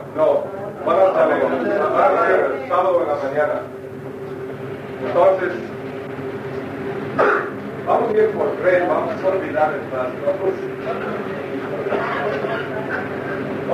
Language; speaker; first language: Spanish; non-native, fluent; English